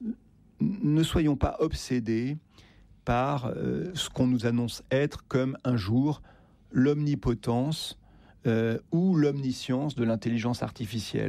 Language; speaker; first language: French; native; French